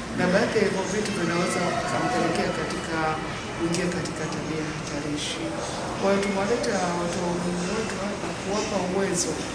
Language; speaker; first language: Swahili; native; Swahili